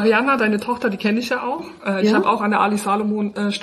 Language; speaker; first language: German; native; German